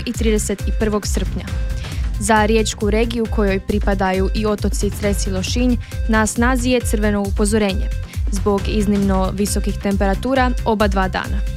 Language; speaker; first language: Croatian; native; Croatian